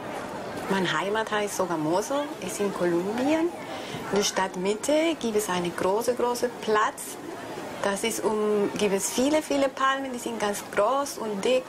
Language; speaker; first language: German; non-native, learner; Spanish